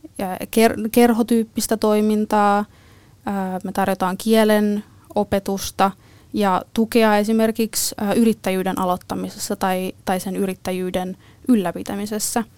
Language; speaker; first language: Finnish; native; Finnish